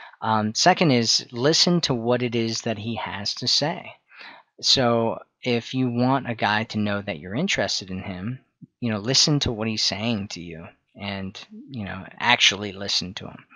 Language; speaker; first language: English; native; English